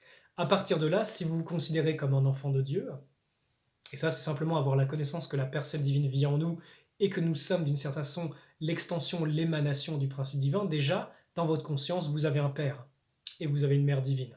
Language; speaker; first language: French; native; French